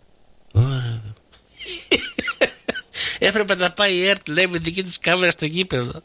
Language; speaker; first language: Greek; native; Greek